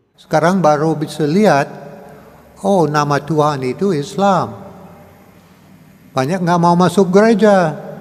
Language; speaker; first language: Indonesian; non-native, fluent; English